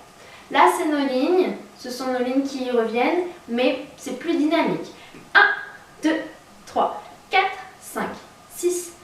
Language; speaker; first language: French; native; French